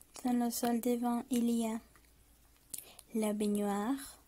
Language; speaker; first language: French; non-native, learner; Spanish